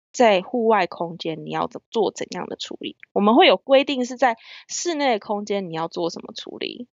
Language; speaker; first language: Chinese; native; Chinese